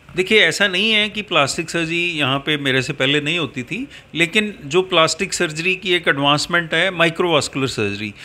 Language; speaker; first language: Hindi; native; Hindi